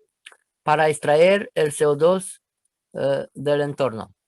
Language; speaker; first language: Spanish; non-native, learner; Romanian